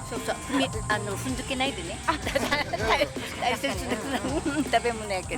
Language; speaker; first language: Japanese; native; Japanese